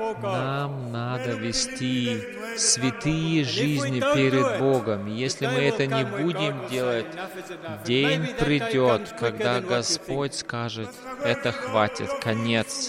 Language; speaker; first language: Russian; non-native, fluent; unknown